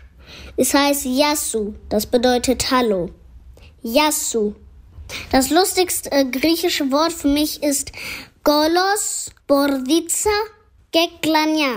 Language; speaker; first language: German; early bilingual, other home language; Greek